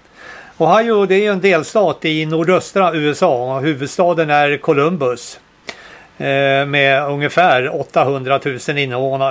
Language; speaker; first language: Swedish; native; Swedish